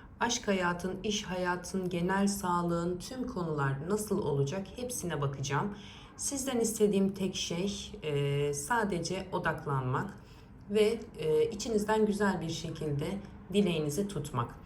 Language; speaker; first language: Turkish; native; Turkish